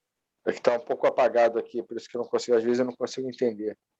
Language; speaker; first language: Portuguese; native; Portuguese